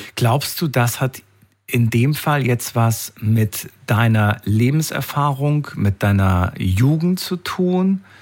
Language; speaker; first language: German; native; German